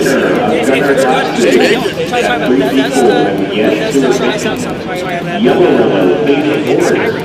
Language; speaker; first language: English; native; English